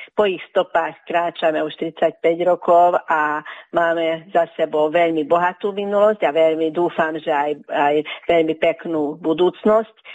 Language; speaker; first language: Slovak; early bilingual, heritage; Hungarian